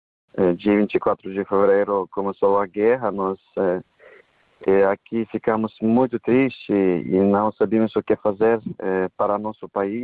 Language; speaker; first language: Portuguese; non-native, fluent; Ukrainian